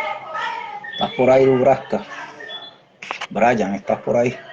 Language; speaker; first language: Spanish; native; Spanish